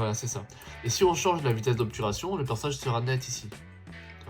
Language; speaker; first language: French; native; French